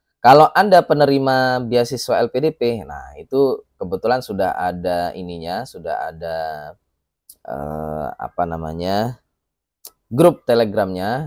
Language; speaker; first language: Indonesian; native; Indonesian